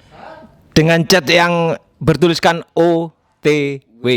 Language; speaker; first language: Indonesian; native; Indonesian